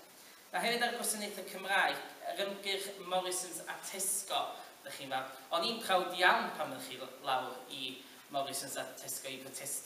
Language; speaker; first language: Welsh; native; Welsh